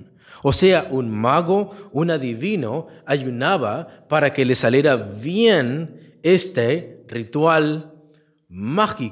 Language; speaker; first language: Spanish; native; Spanish